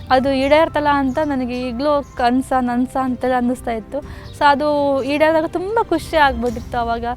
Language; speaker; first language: Kannada; native; Kannada